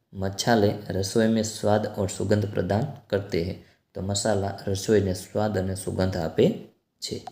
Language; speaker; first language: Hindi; non-native, local second language; Gujarati